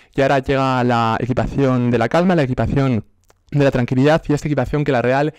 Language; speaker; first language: Spanish; native; Spanish